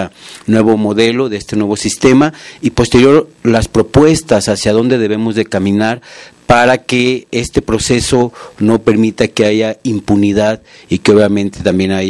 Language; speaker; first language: Spanish; native; Spanish